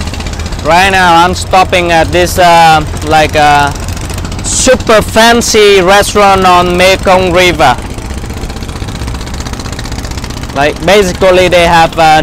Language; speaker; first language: English; non-native, fluent; Vietnamese